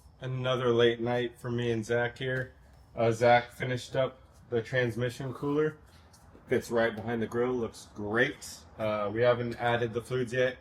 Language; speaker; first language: English; native; English